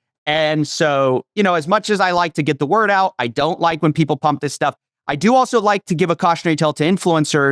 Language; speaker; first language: English; native; English